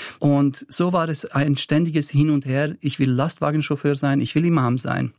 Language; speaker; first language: German; early bilingual, other home language; Bosnian